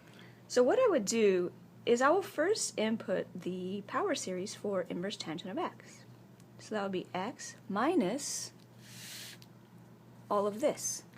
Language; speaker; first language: English; native; English